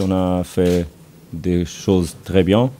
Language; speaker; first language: French; non-native, learner; Portuguese